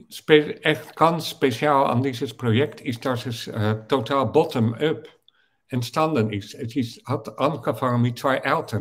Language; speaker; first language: German; non-native, fluent; Dutch